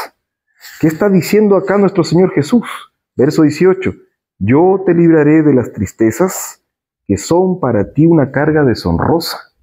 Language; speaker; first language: Spanish; native; Spanish